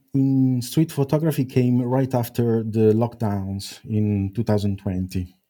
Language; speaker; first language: English; non-native, fluent; Italian